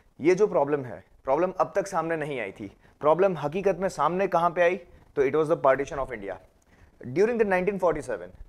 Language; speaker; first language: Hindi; non-native, local second language; Gujarati